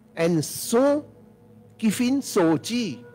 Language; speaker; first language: French; non-native, learner; Telugu